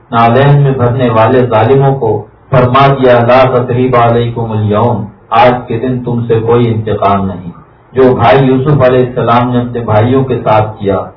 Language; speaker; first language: Urdu; native; Urdu